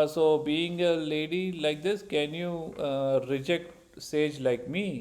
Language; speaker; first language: English; non-native, local second language; Kannada